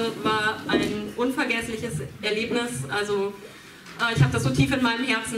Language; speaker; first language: German; native; German